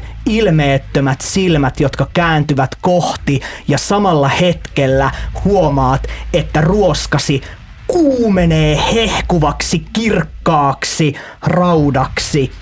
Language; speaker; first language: Finnish; native; Finnish